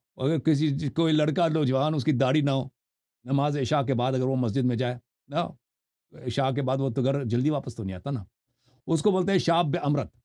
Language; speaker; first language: Urdu; non-native, fluent; Persian